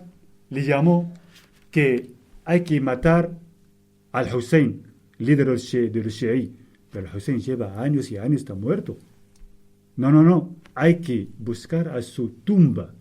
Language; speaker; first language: Spanish; non-native, fluent; Arabic